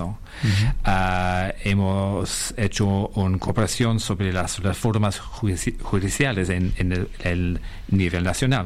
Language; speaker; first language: Spanish; non-native, fluent; English